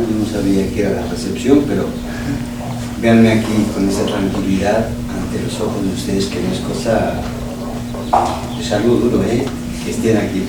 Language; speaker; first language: Spanish; native; Spanish